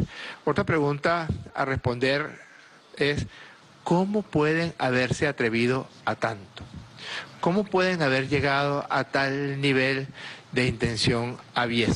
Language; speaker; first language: Spanish; native; Spanish